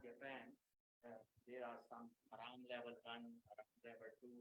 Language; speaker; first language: English; non-native, learner; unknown